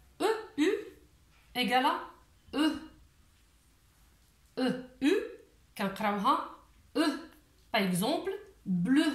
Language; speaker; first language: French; non-native, local second language; Arabic